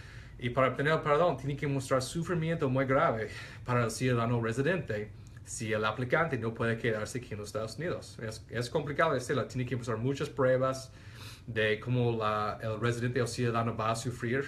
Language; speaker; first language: Spanish; non-native, fluent; English